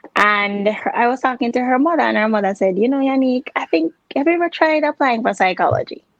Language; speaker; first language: English; non-native, local second language; Jamaican Creole English